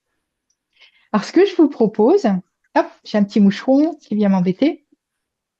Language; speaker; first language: French; native; French